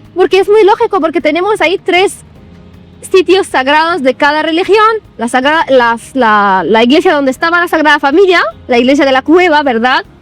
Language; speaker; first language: Spanish; non-native, fluent; Arabic